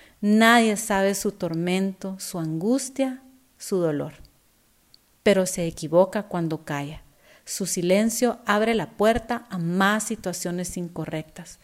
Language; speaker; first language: Spanish; native; Spanish